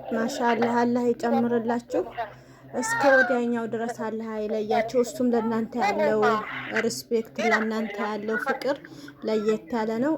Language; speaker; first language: Amharic; native; Amharic